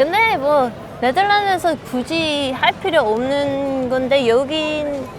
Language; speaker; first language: Korean; non-native, fluent; Dutch